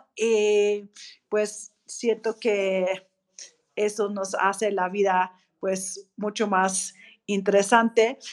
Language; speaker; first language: Spanish; non-native, fluent; English